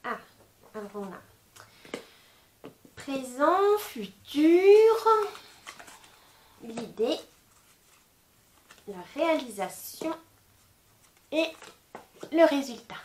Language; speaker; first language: French; native; French